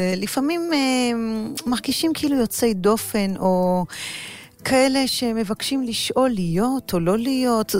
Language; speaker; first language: Hebrew; native; Hebrew